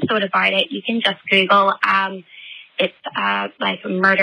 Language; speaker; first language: English; native; English